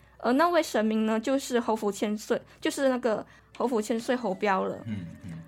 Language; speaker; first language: Chinese; native; Chinese